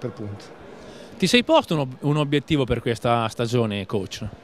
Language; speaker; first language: Italian; native; Italian